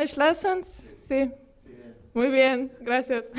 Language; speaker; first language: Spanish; non-native, learner; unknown